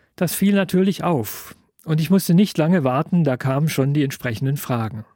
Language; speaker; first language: German; native; German